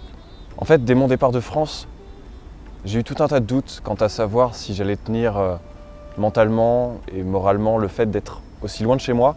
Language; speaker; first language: French; native; French